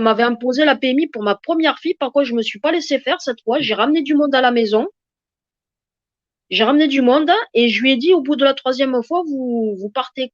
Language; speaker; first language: French; native; French